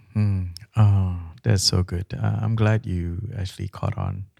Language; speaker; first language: English; non-native, local second language; Malay